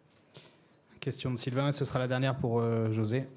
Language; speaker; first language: French; native; French